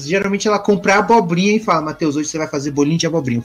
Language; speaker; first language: Portuguese; native; Portuguese